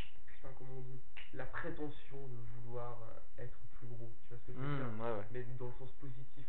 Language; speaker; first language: French; native; French